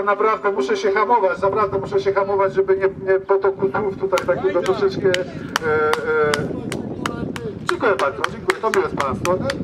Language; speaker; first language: Polish; native; Polish